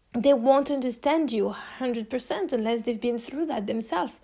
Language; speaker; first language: English; non-native, fluent; French